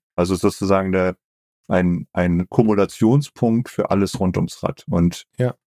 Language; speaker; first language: German; native; German